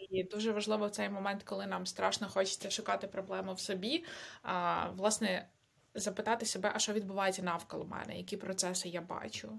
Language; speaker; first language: Ukrainian; native; Ukrainian